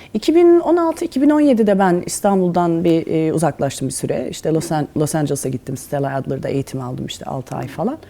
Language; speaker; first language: Turkish; native; Turkish